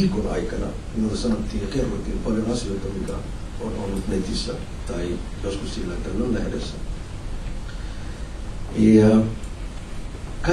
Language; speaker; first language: Finnish; non-native, fluent; Somali